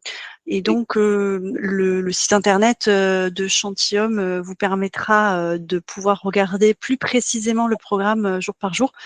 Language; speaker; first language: French; native; French